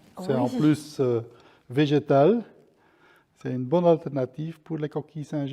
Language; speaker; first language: French; non-native, local second language; Dutch